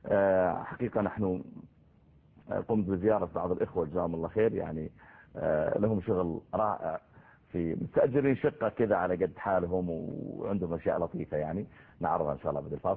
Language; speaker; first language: Arabic; native; Arabic